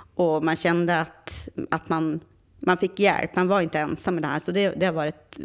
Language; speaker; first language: Swedish; native; Swedish